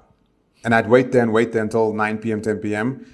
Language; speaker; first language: English; native; English